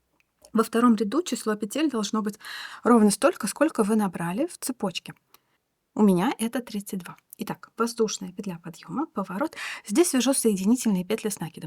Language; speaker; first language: Russian; native; Russian